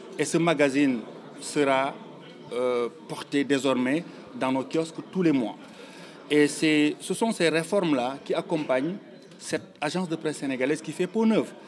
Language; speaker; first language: French; non-native, local second language; Wolof